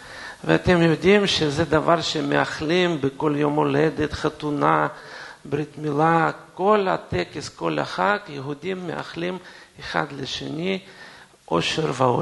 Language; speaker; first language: Hebrew; non-native, fluent; Russian